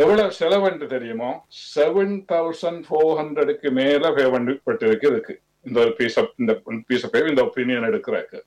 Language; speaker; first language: Tamil; native; Tamil